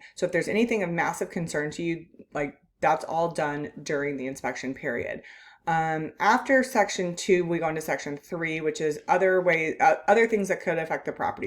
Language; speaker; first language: English; native; English